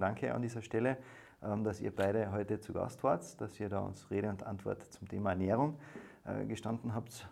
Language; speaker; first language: German; native; German